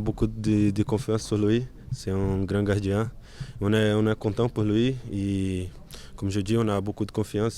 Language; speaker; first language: French; non-native, learner; Portuguese